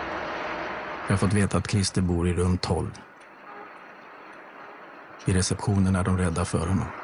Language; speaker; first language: Swedish; native; Swedish